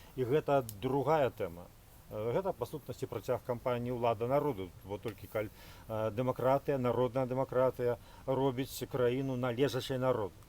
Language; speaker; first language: Belarusian; native; Belarusian